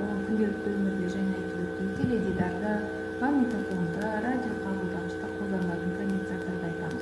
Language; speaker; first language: Kazakh; native; Kazakh